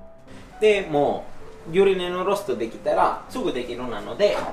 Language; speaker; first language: Japanese; non-native, fluent; Italian